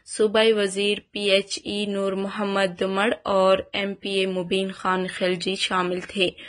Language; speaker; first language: Urdu; non-native, local second language; Baluchi